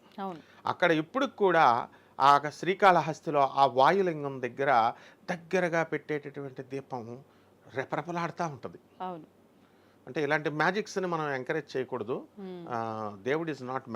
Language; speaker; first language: Telugu; native; Telugu